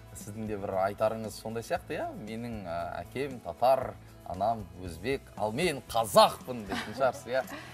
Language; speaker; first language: Kazakh; native; Kazakh